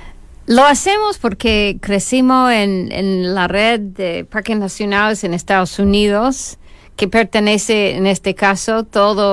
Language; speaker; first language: Spanish; non-native, fluent; English